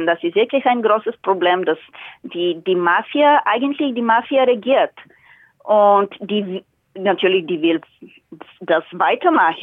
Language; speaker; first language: German; non-native, fluent; Bulgarian